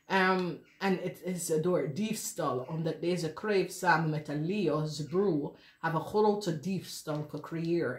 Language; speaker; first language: Dutch; non-native, learner; English